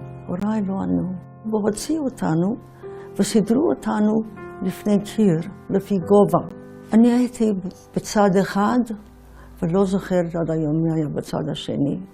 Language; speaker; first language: Hebrew; non-native, fluent; Yiddish